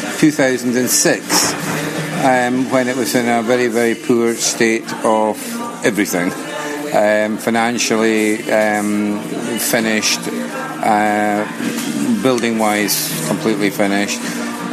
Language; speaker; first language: English; native; English